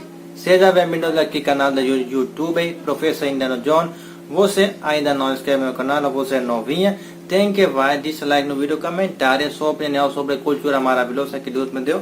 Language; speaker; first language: Portuguese; non-native, learner; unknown